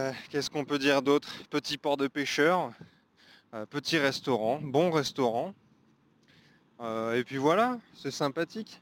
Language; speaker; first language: French; native; French